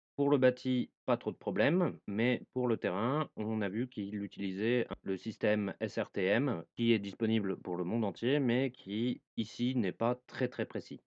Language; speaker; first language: French; native; French